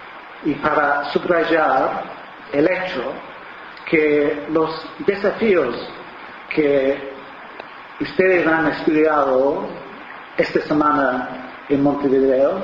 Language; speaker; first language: Spanish; non-native, fluent; English